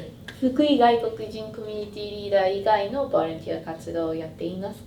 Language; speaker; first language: Japanese; non-native, learner; English